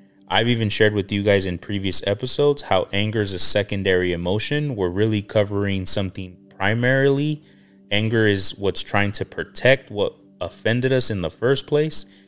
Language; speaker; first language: English; early bilingual, other home language; Spanish